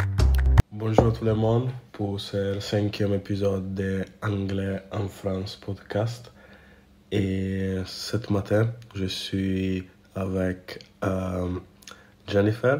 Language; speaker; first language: French; non-native, learner; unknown